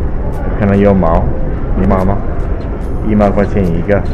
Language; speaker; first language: Chinese; non-native, learner; Italian